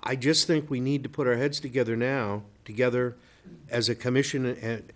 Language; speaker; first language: English; native; English